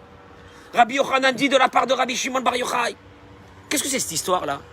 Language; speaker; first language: French; native; French